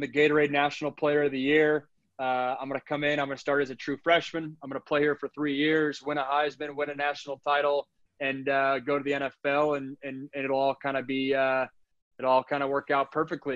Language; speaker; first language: English; native; English